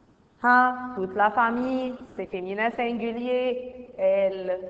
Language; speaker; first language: French; non-native, fluent; Arabic